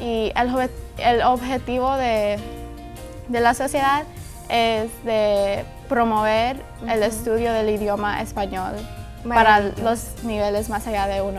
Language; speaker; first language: Spanish; early bilingual, heritage; Spanish